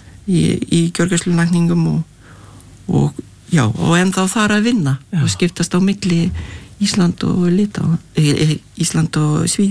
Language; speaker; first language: Icelandic; non-native, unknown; Lithuanian